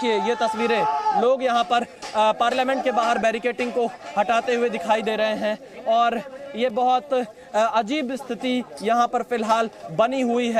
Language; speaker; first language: Hindi; native; Hindi